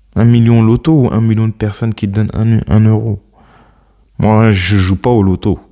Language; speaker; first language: French; early bilingual, other home language; Akan